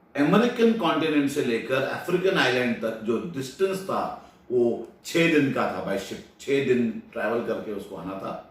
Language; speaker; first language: Hindi; non-native, local second language; Marathi